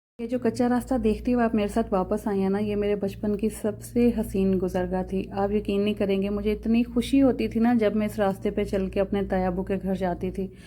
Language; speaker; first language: Urdu; non-native, local second language; Punjabi